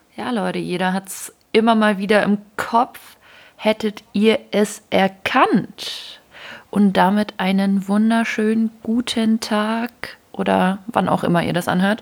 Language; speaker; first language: German; early bilingual, other home language; Ukrainian